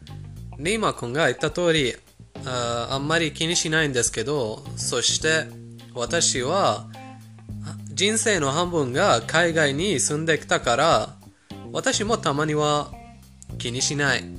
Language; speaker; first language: Japanese; non-native, fluent; Persian